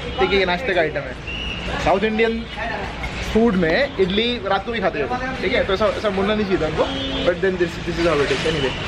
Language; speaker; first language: Hindi; native; Hindi